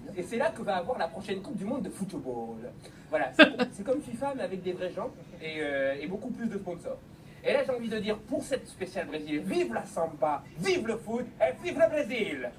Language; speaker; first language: French; native; French